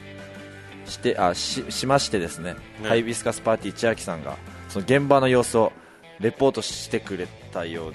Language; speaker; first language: Japanese; native; Japanese